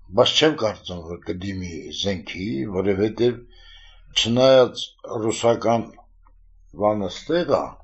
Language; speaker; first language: Armenian; native; Armenian